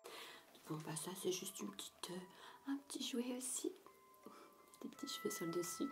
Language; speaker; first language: French; native; French